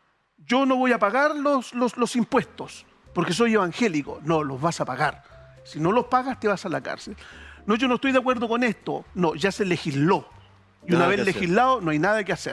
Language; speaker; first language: Spanish; native; Spanish